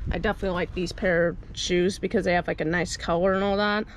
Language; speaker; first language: English; native; English